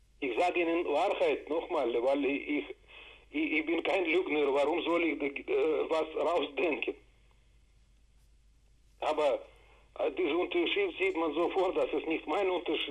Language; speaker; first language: German; non-native, fluent; Russian